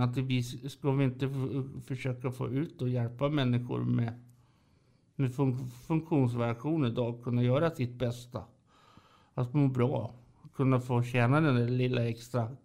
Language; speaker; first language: Swedish; native; Swedish